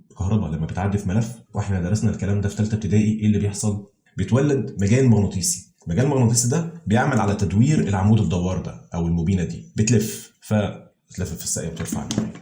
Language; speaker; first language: Arabic; native; Arabic